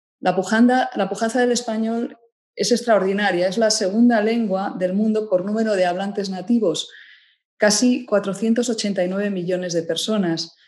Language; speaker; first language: Spanish; native; Spanish